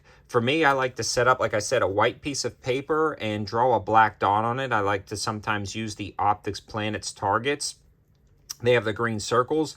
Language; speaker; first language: English; native; English